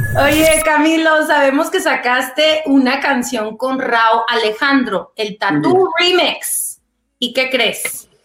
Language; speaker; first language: Spanish; native; Spanish